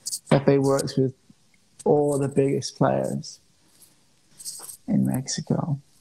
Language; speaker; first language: English; native; English